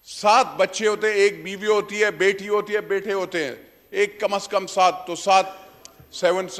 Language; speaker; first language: Urdu; native; Urdu